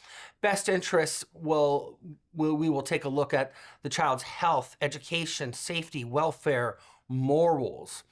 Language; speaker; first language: English; native; English